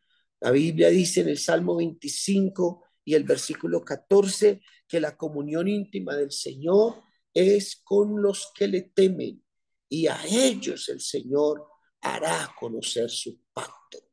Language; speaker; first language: Spanish; native; Spanish